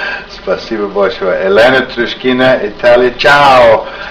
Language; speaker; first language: Russian; non-native, learner; English